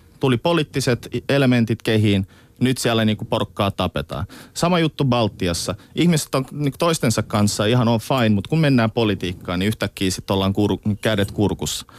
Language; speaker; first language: Finnish; early bilingual, other home language; Russian